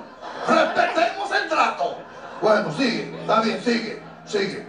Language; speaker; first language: Spanish; native; Spanish